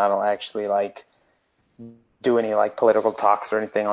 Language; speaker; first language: English; native; English